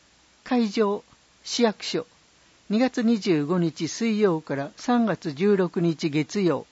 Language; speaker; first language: Japanese; native; Japanese